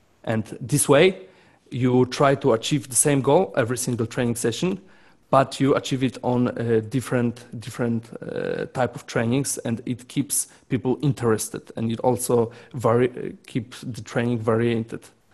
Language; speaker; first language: English; non-native, fluent; Polish